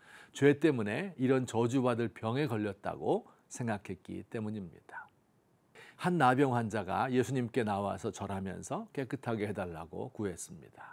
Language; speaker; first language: Korean; native; Korean